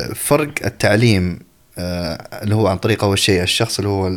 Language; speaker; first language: Arabic; early bilingual, other home language; Tigrinya